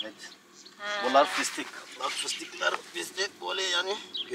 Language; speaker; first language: Turkish; non-native, learner; Hausa